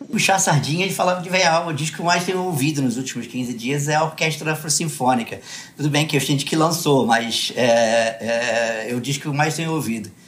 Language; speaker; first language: Portuguese; early bilingual, other home language; English